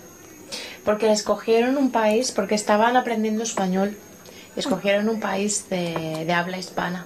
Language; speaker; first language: Spanish; non-native, fluent; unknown